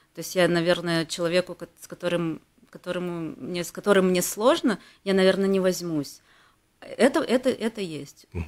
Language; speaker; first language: Russian; native; Russian